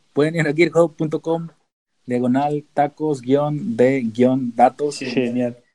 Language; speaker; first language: Spanish; native; Spanish